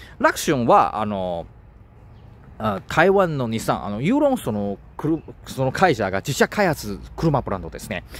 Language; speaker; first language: Japanese; non-native, learner; Chinese